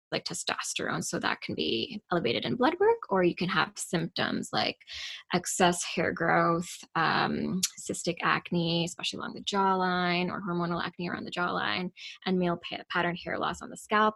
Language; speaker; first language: English; non-native, local second language; Urdu